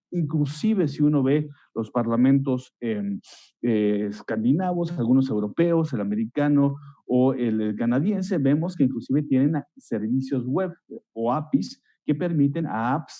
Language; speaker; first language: Spanish; native; Spanish